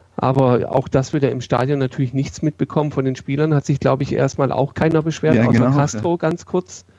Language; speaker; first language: German; native; German